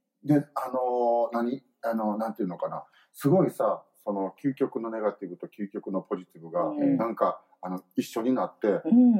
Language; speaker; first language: Japanese; native; Japanese